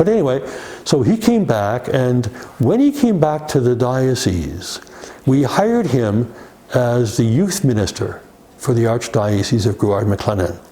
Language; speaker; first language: English; native; English